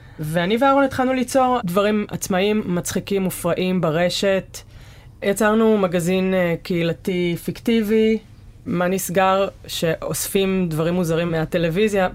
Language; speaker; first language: Hebrew; native; Hebrew